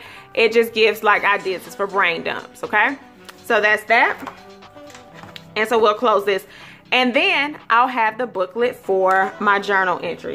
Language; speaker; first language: English; native; English